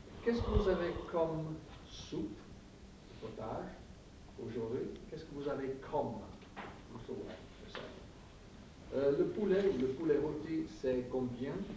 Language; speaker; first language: French; non-native, fluent; English